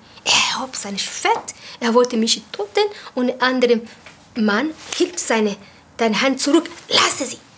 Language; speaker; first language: German; non-native, learner; Kinyarwanda